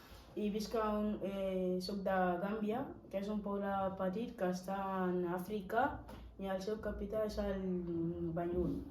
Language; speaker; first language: Catalan; non-native, learner; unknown